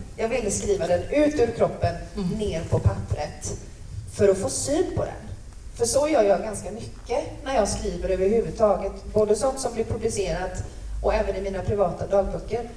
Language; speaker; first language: Swedish; native; Swedish